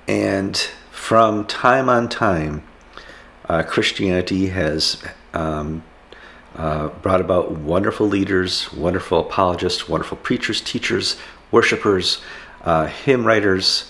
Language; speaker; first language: English; native; English